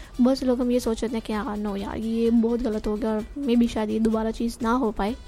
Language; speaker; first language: Urdu; native; Urdu